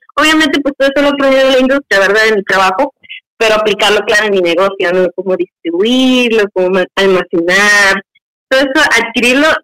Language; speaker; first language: Spanish; native; Spanish